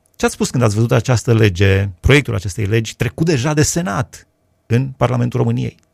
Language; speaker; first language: Romanian; native; Romanian